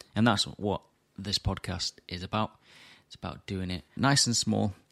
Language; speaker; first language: English; native; English